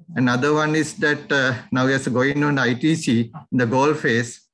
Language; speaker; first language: English; non-native, local second language; Sinhala